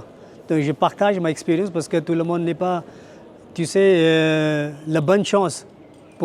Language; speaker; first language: French; non-native, learner; Hindi